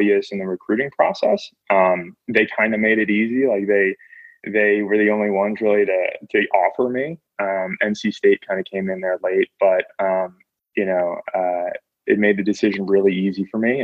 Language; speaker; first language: English; native; English